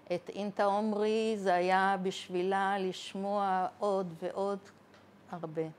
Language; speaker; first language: Hebrew; early bilingual, other home language; Arabic